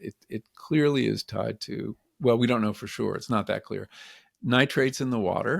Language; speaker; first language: English; native; English